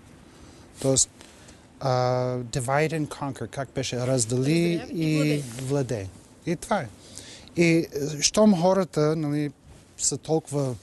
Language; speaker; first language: Bulgarian; non-native, fluent; English